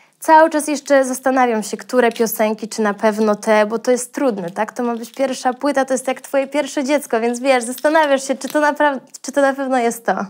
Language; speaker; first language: Polish; native; Polish